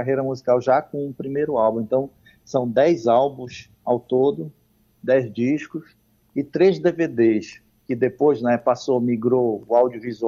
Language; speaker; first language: Portuguese; native; Portuguese